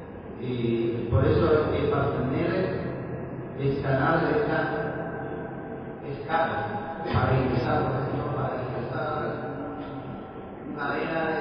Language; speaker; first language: Spanish; non-native, learner; Chinese